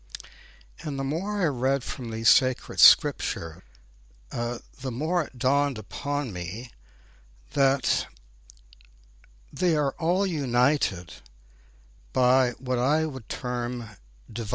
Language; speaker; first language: English; native; English